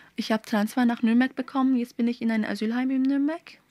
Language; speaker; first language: German; early bilingual, other home language; Turkish